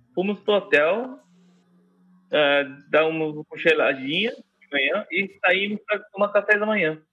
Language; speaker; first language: Portuguese; non-native, fluent; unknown